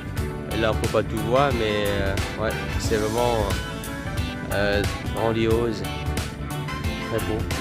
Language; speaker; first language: French; non-native, fluent; Vietnamese